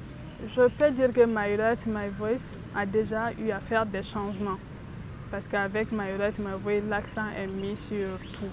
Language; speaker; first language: French; non-native, local second language; Bambara